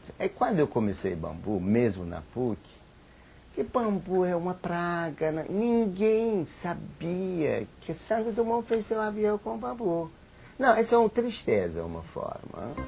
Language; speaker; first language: Portuguese; non-native, fluent; Persian